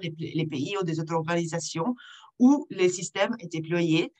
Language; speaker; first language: French; non-native, fluent; Italian